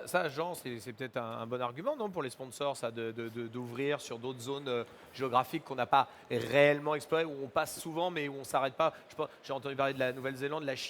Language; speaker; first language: French; native; French